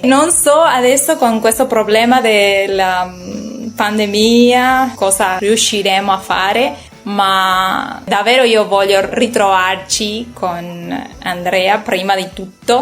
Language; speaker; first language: Italian; non-native, learner; Spanish